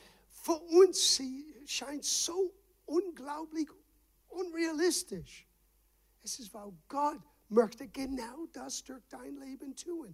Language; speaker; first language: German; non-native, fluent; English